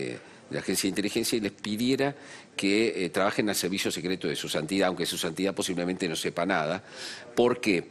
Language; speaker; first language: Spanish; native; Spanish